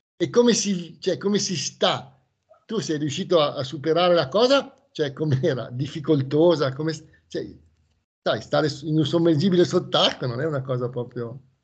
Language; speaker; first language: Italian; native; Italian